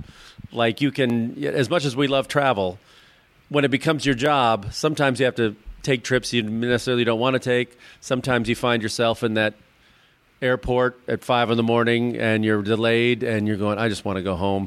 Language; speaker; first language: English; native; English